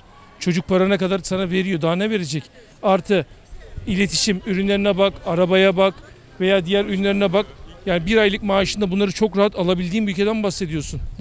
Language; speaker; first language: Turkish; native; Turkish